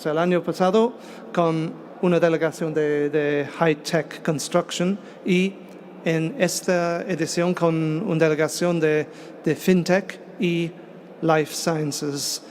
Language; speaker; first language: Spanish; non-native, fluent; English